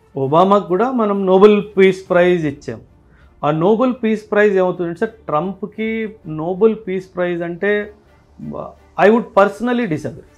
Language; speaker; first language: Telugu; non-native, local second language; Punjabi